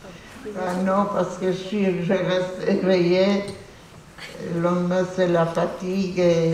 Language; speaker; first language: French; non-native, fluent; Polish